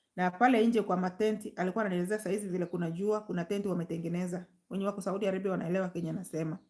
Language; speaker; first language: Swahili; non-native, local second language; Gusii